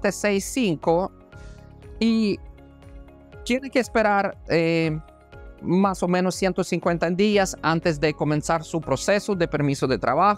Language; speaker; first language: Spanish; non-native, fluent; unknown